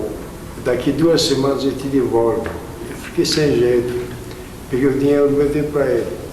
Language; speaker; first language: Portuguese; non-native, fluent; German